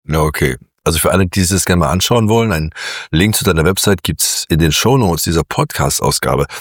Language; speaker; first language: German; native; German